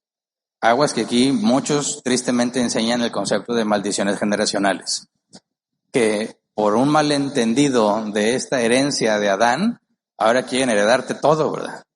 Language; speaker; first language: Spanish; native; Spanish